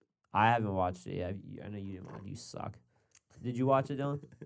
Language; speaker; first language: English; native; English